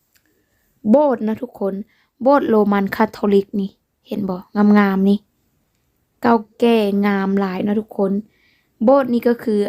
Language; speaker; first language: Thai; non-native, local second language; Lao